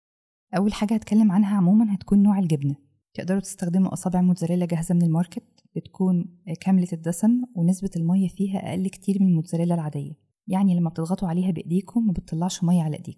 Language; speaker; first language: Arabic; native; Arabic